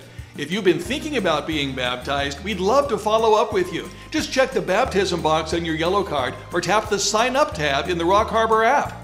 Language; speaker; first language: English; native; English